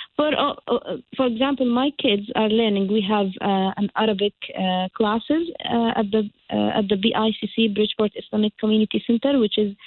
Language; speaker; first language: English; non-native, fluent; Arabic